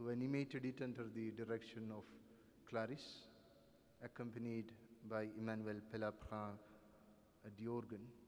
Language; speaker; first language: English; non-native, fluent; French